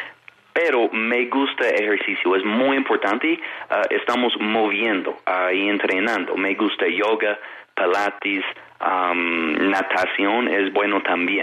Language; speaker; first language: Spanish; non-native, fluent; English